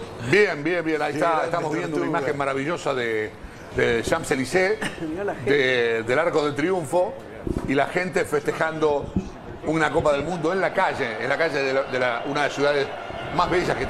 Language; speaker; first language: Spanish; native; Spanish